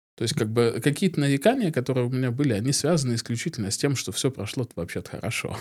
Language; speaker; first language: Russian; native; Russian